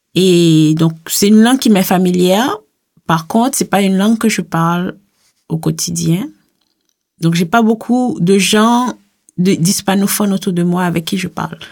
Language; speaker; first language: French; native; French